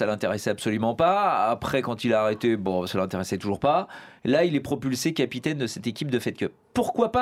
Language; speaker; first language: French; native; French